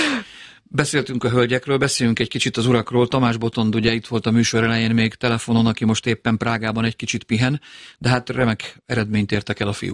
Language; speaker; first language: Hungarian; native; Hungarian